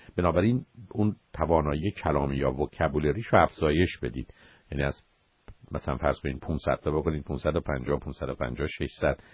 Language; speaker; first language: Persian; native; Persian